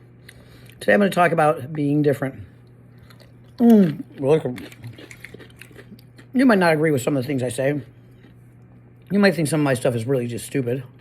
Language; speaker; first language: English; native; English